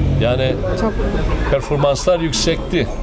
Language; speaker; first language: Turkish; non-native, fluent; Serbian